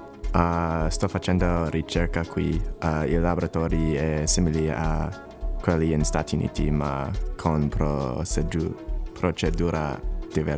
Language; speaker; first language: Italian; non-native, learner; English